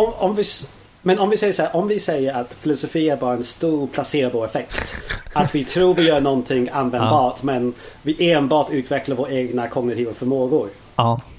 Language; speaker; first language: Swedish; non-native, fluent; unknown